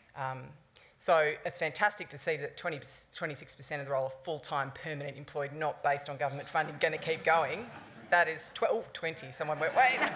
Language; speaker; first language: English; native; English